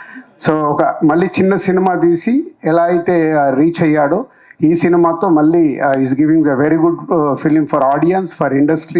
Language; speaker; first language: Telugu; native; Telugu